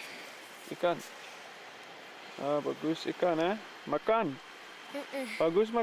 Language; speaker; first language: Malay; non-native, learner; English